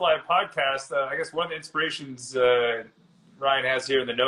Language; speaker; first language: English; native; English